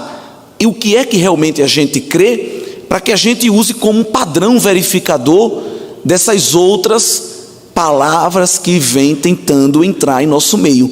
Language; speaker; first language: Portuguese; native; Portuguese